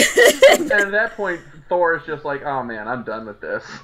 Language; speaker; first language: English; native; English